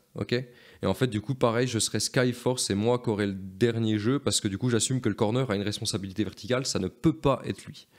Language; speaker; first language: French; native; French